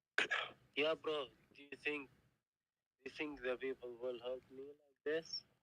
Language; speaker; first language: English; non-native, learner; Arabic